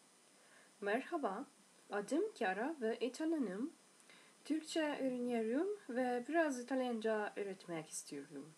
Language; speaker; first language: Turkish; non-native, learner; Italian